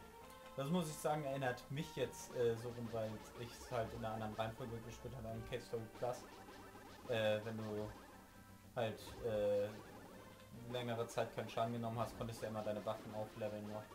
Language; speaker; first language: German; native; German